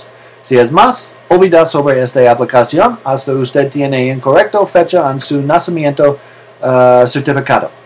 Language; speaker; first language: Spanish; non-native, learner; English